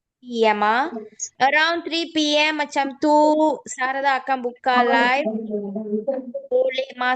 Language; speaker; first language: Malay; non-native, local second language; Tamil